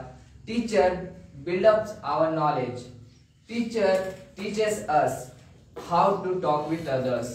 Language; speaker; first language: English; non-native, learner; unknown